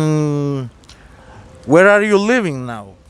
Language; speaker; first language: English; non-native, learner; Spanish